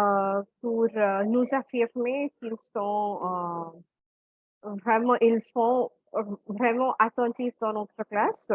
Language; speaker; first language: French; non-native, fluent; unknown